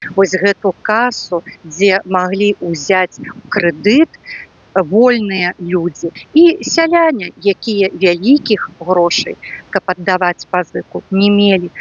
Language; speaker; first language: Belarusian; native; Belarusian